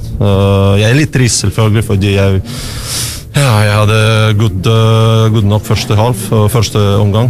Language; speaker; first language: Norwegian; non-native, learner; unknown